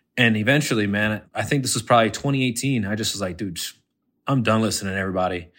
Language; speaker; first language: English; native; English